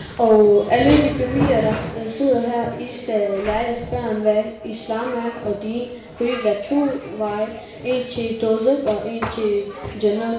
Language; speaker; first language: Danish; early bilingual, other home language; Urdu